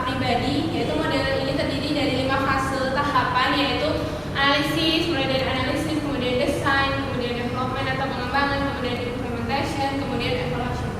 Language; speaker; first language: Indonesian; native; Indonesian